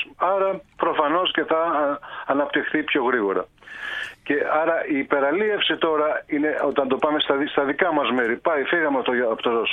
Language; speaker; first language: Greek; native; Greek